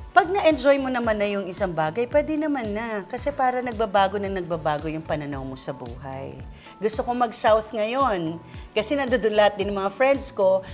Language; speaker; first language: Filipino; non-native, local second language; Waray